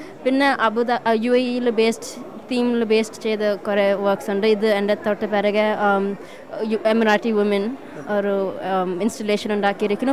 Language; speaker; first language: Malayalam; early bilingual, heritage; Malayalam